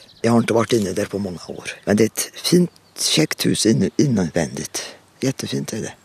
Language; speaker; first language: Swedish; native; Swedish